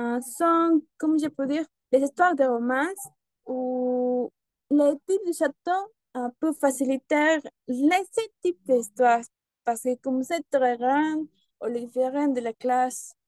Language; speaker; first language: French; non-native, learner; Spanish